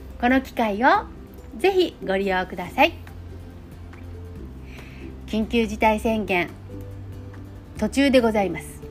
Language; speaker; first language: Japanese; native; Japanese